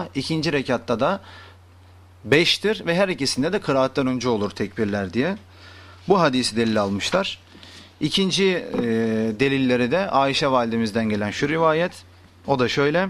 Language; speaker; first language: Turkish; native; Turkish